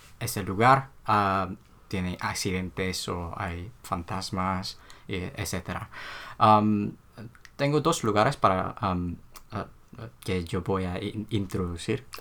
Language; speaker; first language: Spanish; non-native, learner; Korean